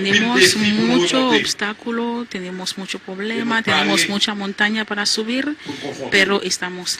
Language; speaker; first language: Spanish; non-native, fluent; Haitian Creole